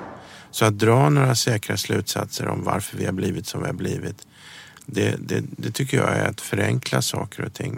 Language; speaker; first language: Swedish; early bilingual, other home language; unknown